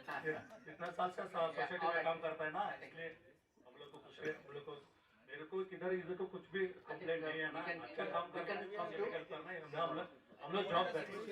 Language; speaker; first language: Hindi; non-native, local second language; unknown